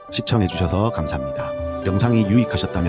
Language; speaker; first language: Korean; native; Korean